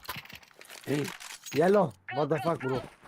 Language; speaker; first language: English; non-native, learner; Turkish